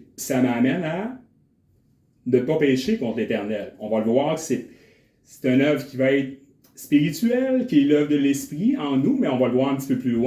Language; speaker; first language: French; native; French